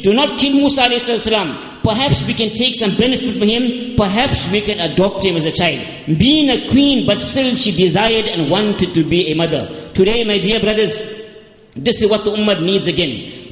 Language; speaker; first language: English; native; English